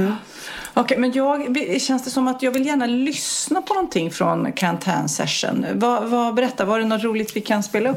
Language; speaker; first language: Swedish; native; Swedish